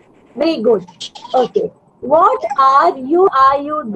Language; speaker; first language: English; non-native, learner; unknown